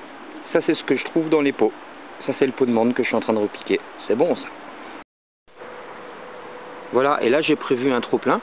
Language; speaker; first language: French; native; French